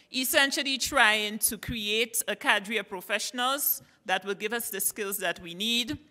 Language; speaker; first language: English; native; English